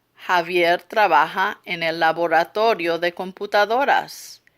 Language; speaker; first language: Spanish; non-native, learner; English